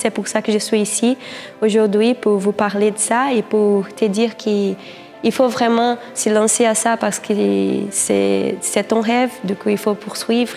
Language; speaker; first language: French; non-native, fluent; Portuguese